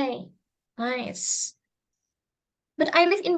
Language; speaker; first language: English; non-native, fluent; Indonesian